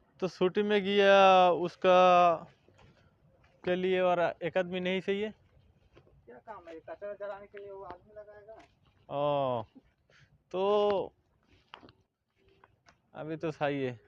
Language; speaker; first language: Hindi; non-native, learner; Bangla